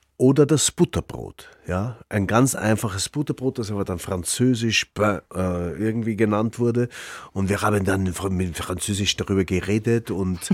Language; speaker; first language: German; native; German